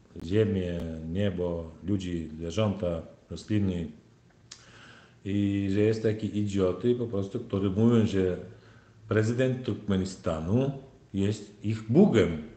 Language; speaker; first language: Polish; non-native, learner; Turkmen